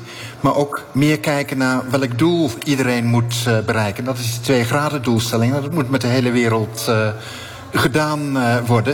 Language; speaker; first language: Dutch; native; Dutch